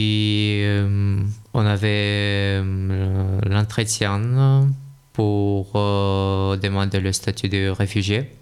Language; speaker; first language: French; non-native, learner; Russian